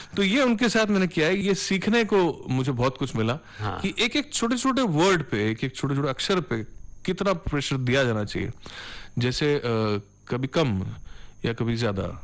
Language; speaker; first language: Hindi; non-native, local second language; Marathi